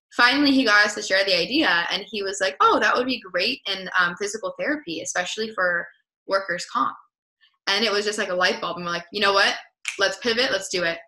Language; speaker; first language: English; native; English